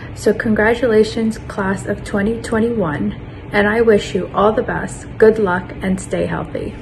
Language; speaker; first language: English; native; English